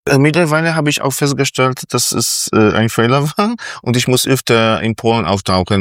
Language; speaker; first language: German; non-native, fluent; Polish